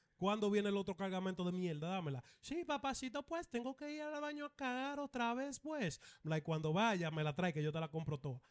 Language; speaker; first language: Spanish; early bilingual, other home language; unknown